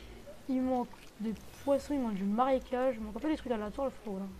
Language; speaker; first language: French; native; French